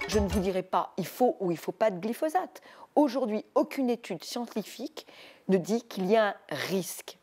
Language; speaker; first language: French; native; French